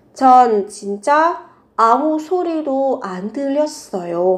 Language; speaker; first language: Korean; non-native, fluent; Vietnamese